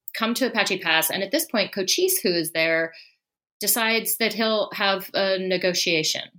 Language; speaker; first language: English; native; English